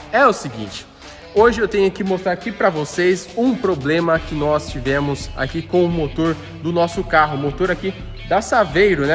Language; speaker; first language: Portuguese; native; Portuguese